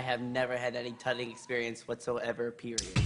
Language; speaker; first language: English; native; English